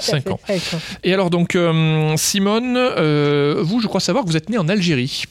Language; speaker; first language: French; native; French